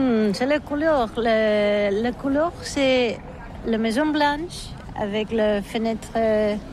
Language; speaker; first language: French; non-native, learner; Catalan